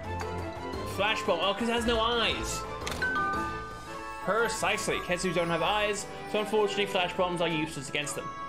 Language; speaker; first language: English; native; English